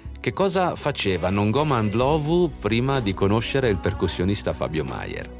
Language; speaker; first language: Italian; native; Italian